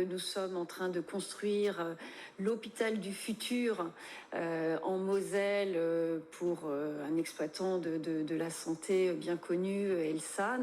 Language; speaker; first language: French; native; French